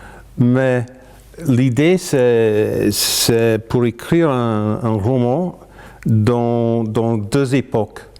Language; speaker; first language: French; non-native, fluent; English